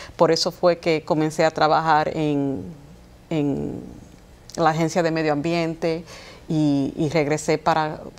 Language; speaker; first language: Spanish; early bilingual, heritage; Spanish